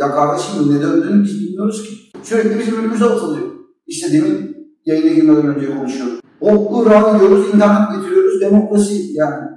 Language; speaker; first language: Turkish; native; Turkish